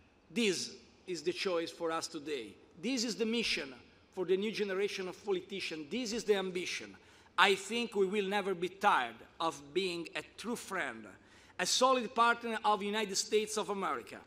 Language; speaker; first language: English; non-native, fluent; Italian